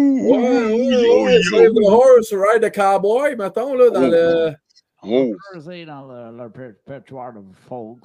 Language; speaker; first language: French; native; French